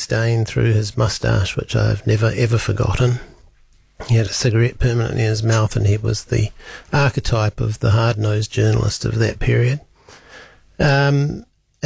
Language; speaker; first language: English; native; English